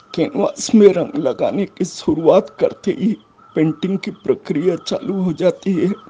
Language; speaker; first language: Hindi; native; Hindi